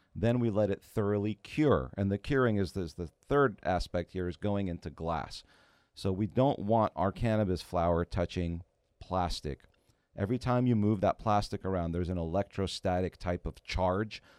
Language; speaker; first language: English; native; English